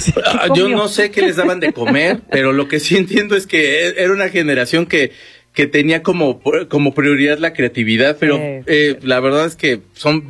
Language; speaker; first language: Spanish; native; Spanish